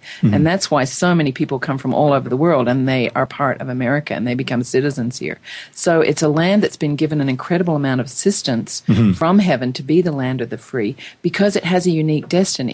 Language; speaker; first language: English; native; English